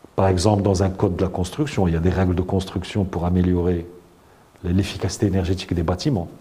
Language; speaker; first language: French; non-native, local second language; Arabic